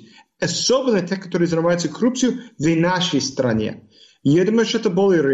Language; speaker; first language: Russian; non-native, fluent; English